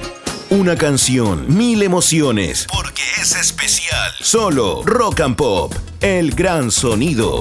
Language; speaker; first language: Spanish; native; Spanish